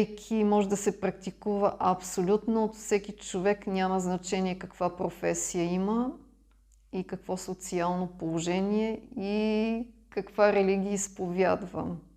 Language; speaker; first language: Bulgarian; non-native, fluent; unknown